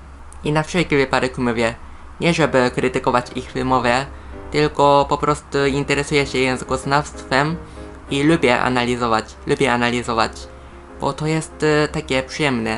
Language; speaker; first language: Polish; non-native, fluent; Japanese